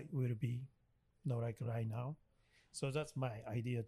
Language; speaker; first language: English; non-native, learner; Japanese